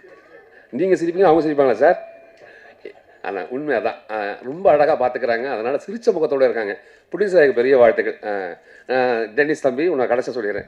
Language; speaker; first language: Tamil; native; Tamil